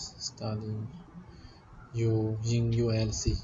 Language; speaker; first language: English; non-native, learner; Vietnamese